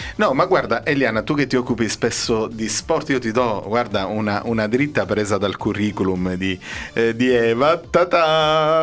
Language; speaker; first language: Italian; native; Italian